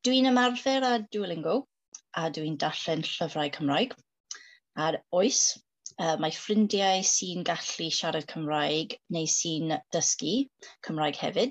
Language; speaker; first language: Welsh; non-native, learner; English